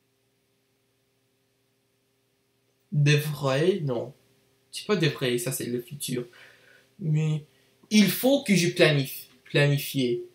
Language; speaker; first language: French; non-native, learner; English